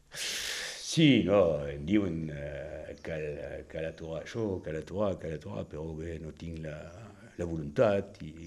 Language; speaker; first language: Catalan; non-native, local second language; French